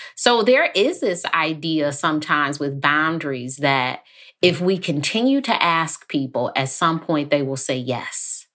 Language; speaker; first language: English; native; English